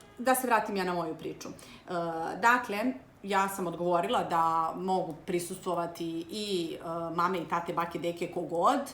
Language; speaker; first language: Serbian; native; Serbian